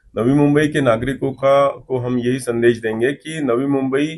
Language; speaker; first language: Hindi; non-native, local second language; Marathi